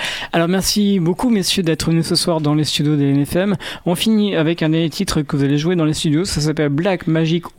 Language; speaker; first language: French; native; French